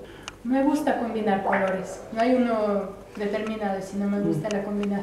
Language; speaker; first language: Spanish; early bilingual, other home language; Russian